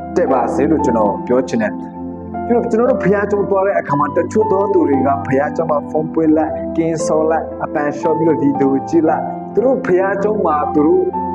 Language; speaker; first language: Burmese; non-native, local second language; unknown